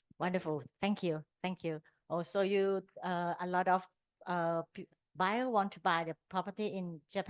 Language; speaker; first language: English; non-native, learner; Thai